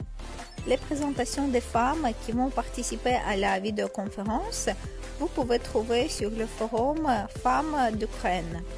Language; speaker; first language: French; non-native, fluent; Russian